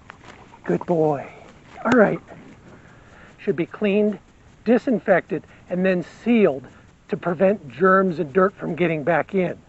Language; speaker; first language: English; native; English